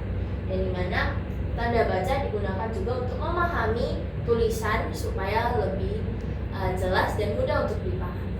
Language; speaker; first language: Indonesian; native; Indonesian